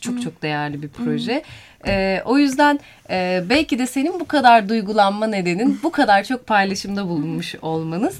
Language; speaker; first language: Turkish; native; Turkish